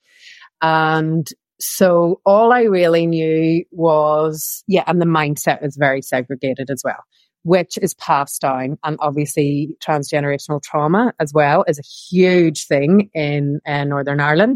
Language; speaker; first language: English; native; English